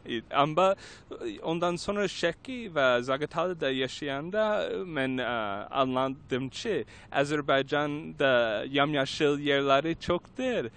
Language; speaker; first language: Turkish; non-native, learner; English